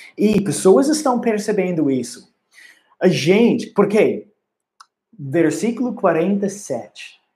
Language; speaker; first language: Portuguese; non-native, learner; English